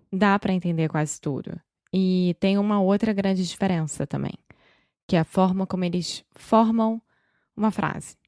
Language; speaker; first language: Portuguese; native; Portuguese